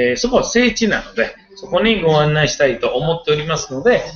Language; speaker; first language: Japanese; non-native, fluent; Hindi